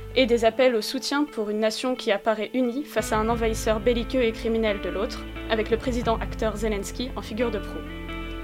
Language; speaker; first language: French; native; French